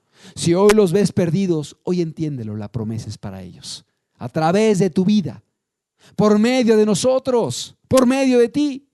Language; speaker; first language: Spanish; native; Spanish